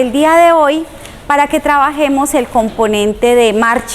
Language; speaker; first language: Spanish; native; Spanish